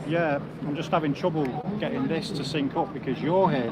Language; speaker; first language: English; native; English